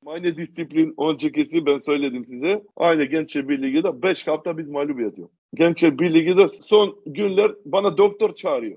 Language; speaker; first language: Turkish; non-native, learner; Macedonian